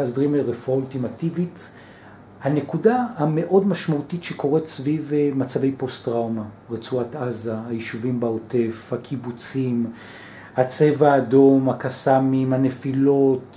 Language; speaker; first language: Hebrew; native; Hebrew